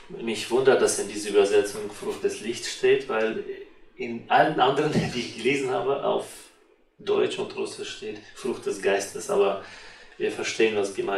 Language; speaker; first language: German; non-native, fluent; Russian